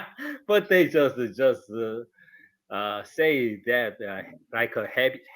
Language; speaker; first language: English; non-native, learner; Korean